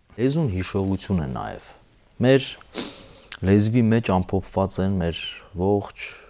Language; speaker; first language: Armenian; native; Armenian